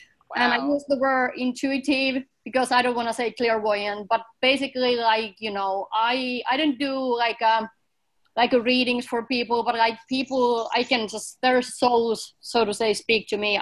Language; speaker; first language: English; non-native, fluent; Finnish